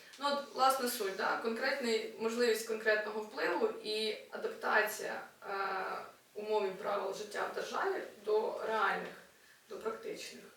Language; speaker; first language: Ukrainian; non-native, local second language; Russian